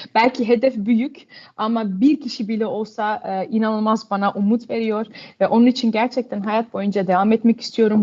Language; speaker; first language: Turkish; early bilingual, heritage; Turkish